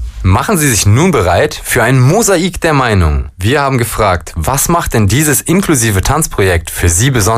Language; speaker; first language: German; native; German